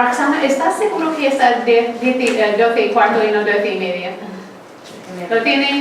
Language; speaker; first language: Spanish; non-native, fluent; English